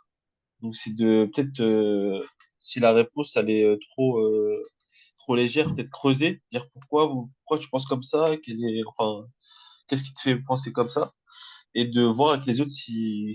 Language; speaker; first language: French; native; French